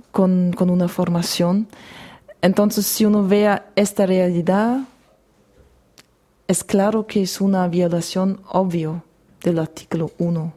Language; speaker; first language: Spanish; non-native, fluent; German